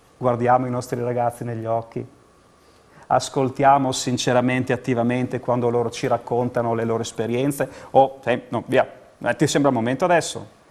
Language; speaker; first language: Italian; native; Italian